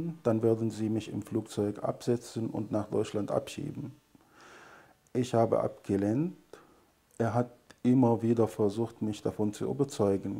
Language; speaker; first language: German; non-native, fluent; Arabic